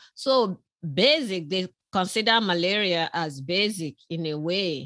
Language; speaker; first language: English; non-native, local second language; Yoruba